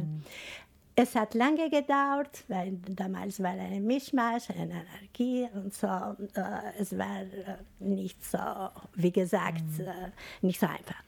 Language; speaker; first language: German; non-native, fluent; Albanian